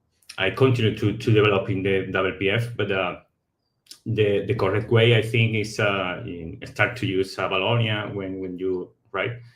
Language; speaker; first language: English; non-native, learner; Spanish